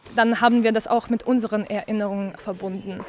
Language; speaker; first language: German; non-native, fluent; Ukrainian